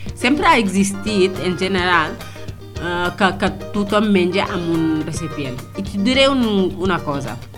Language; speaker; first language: Catalan; non-native, fluent; Wolof